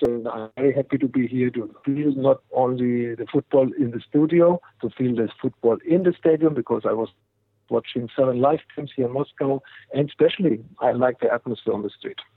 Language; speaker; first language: English; non-native, fluent; German